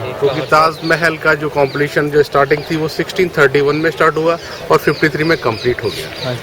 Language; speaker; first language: Hindi; native; Hindi